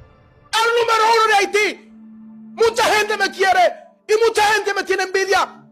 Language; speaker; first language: Spanish; non-native, fluent; Haitian Creole